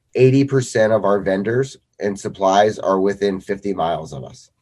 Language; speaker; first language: English; native; English